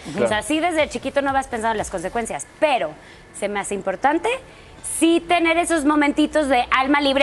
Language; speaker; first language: Spanish; native; Spanish